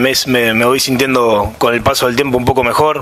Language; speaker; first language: Spanish; native; Spanish